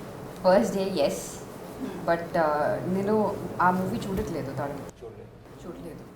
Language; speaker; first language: Telugu; non-native, local second language; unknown